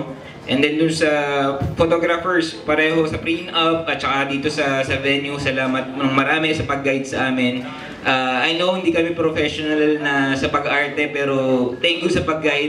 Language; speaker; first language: Filipino; native; Filipino